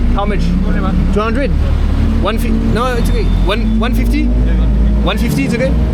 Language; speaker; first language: English; non-native, learner; French